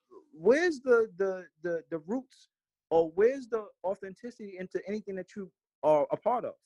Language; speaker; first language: English; native; English